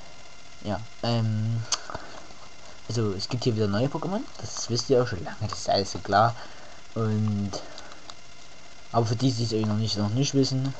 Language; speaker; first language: German; native; German